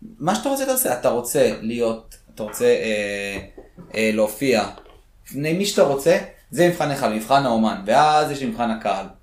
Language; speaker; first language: Hebrew; early bilingual, other home language; Russian